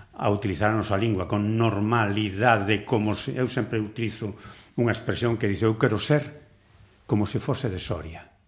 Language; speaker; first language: Galician; non-native, local second language; Spanish